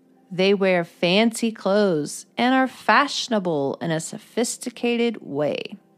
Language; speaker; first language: English; native; English